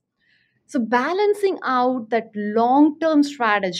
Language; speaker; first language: English; non-native, local second language; Tamil